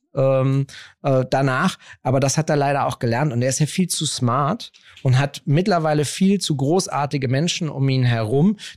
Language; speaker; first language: German; native; German